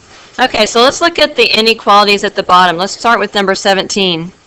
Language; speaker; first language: English; native; English